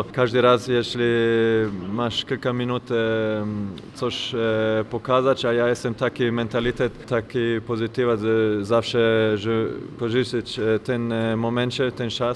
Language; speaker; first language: Polish; non-native, learner; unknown